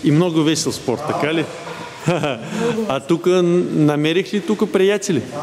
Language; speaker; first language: Bulgarian; non-native, learner; Russian